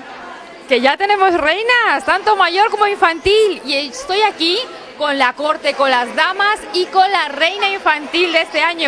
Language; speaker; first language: Spanish; native; Spanish